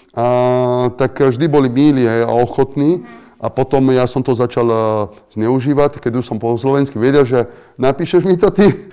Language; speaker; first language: Slovak; non-native, fluent; Italian